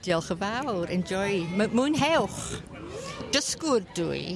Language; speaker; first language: Welsh; non-native, learner; English